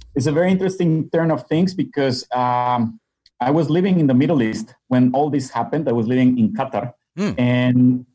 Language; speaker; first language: English; non-native, fluent; Spanish